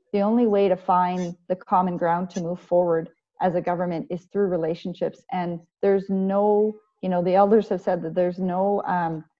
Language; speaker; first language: English; native; English